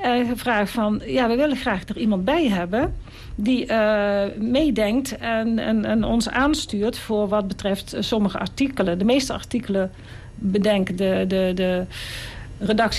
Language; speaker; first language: Dutch; native; Dutch